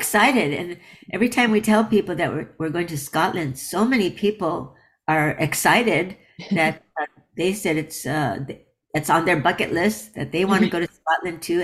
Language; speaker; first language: English; native; English